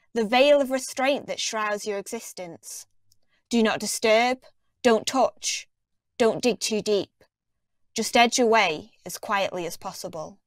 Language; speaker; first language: English; native; English